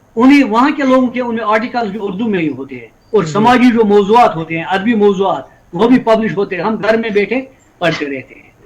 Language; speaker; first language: Urdu; non-native, local second language; Kashmiri